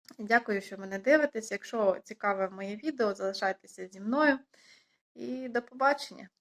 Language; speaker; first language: Ukrainian; non-native, local second language; Russian